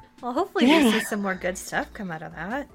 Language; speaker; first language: English; native; English